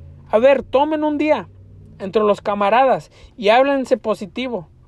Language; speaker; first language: Spanish; early bilingual, heritage; Spanish